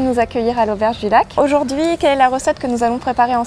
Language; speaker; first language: French; native; French